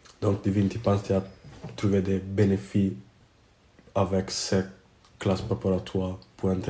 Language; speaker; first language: French; non-native, fluent; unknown